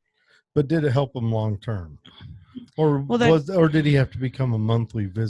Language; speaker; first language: English; native; English